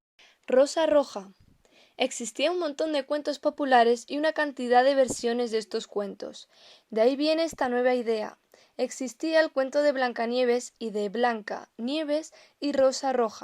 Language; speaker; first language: Spanish; native; Spanish